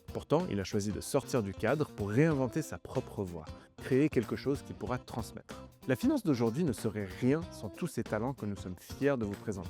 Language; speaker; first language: French; native; French